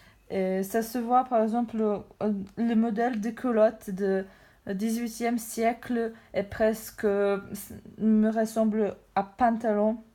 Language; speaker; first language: French; non-native, learner; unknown